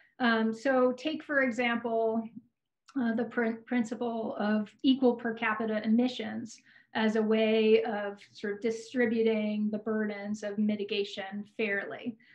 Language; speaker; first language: English; native; English